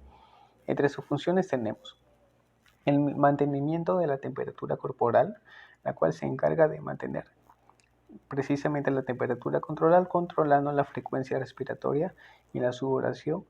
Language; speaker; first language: Spanish; native; Spanish